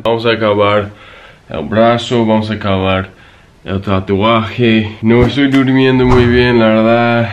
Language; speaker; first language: Spanish; non-native, fluent; English